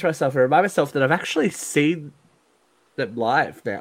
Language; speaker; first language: English; native; English